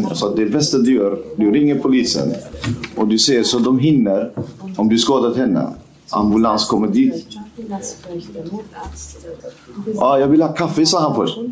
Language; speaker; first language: Swedish; non-native, fluent; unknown